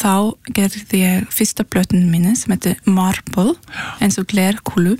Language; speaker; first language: Icelandic; early bilingual, heritage; Icelandic